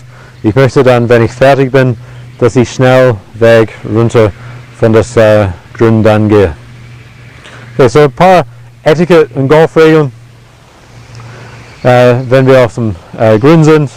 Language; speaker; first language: German; non-native, fluent; English